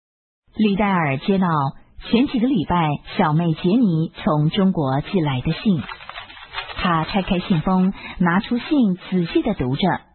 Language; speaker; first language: Chinese; native; Chinese